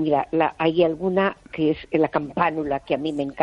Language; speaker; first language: Spanish; native; Spanish